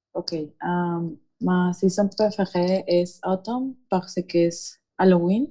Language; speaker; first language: French; non-native, learner; Spanish